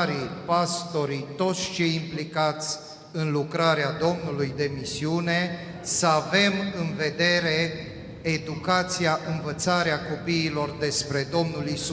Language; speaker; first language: Romanian; non-native, fluent; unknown